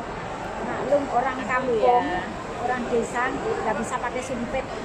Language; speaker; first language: Indonesian; non-native, local second language; Javanese